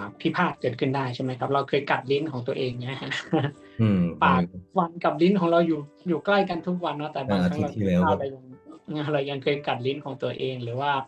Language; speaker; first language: Thai; native; Thai